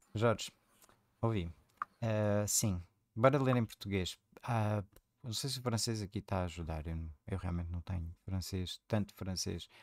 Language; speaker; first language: Portuguese; native; Portuguese